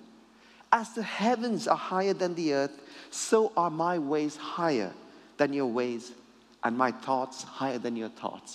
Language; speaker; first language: English; native; English